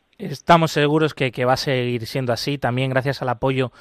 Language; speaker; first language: Spanish; non-native, fluent; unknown